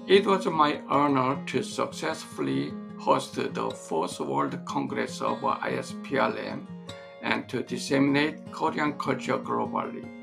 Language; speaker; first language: English; non-native, fluent; Korean